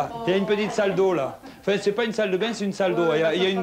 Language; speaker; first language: French; native; French